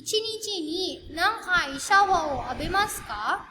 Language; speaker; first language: Japanese; non-native, fluent; Filipino